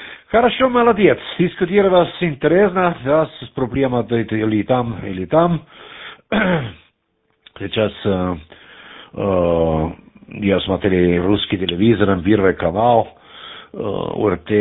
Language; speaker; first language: Russian; non-native, learner; German